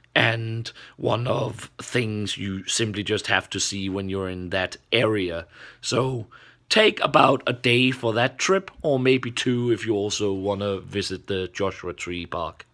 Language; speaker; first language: English; non-native, fluent; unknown